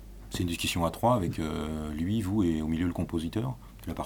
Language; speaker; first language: French; native; French